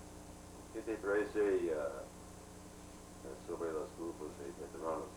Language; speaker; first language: Spanish; non-native, learner; English